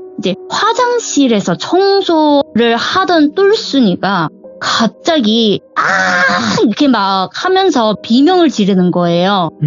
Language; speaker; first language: Korean; non-native, fluent; Chinese